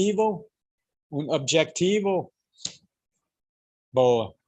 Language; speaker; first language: Portuguese; non-native, learner; English